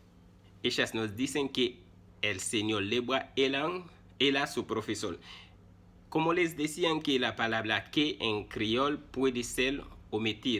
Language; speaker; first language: Spanish; non-native, fluent; Haitian Creole